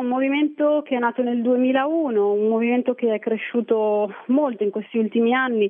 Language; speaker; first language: Italian; early bilingual, other home language; Arabic